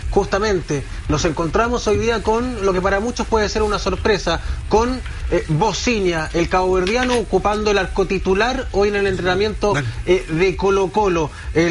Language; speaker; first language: Spanish; native; Spanish